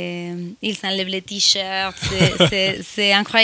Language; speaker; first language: French; non-native, fluent; Spanish